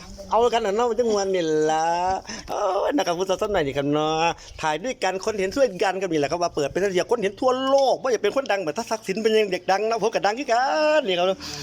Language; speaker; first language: Thai; native; Thai